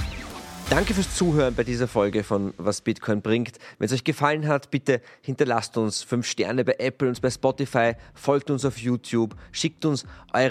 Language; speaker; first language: German; native; German